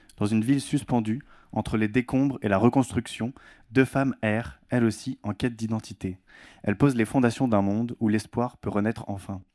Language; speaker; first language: French; native; French